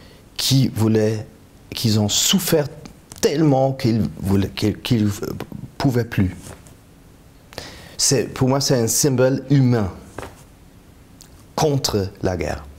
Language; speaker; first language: French; non-native, fluent; German